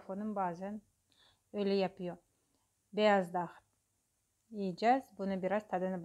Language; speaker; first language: Turkish; non-native, learner; Russian